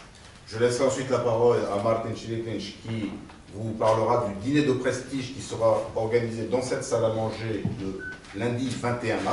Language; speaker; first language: French; native; French